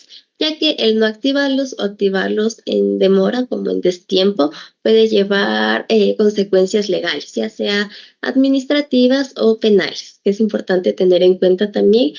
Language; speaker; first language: Spanish; native; Spanish